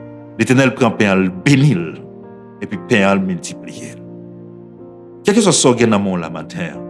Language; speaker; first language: French; non-native, local second language; Haitian Creole